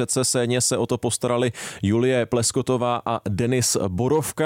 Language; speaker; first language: Czech; native; Czech